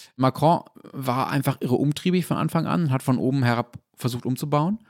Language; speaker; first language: German; native; German